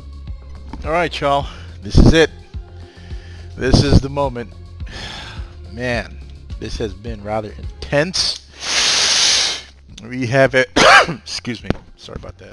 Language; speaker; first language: English; native; English